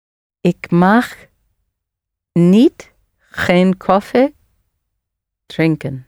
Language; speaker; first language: Dutch; non-native, learner; English